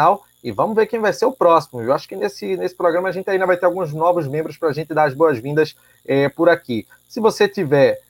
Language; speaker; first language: Portuguese; native; Portuguese